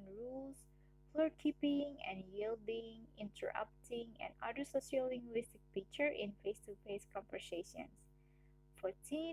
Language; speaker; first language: English; non-native, learner; Indonesian